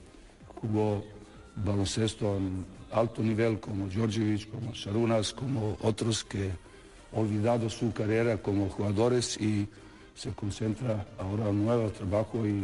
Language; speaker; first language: Spanish; non-native, fluent; Serbian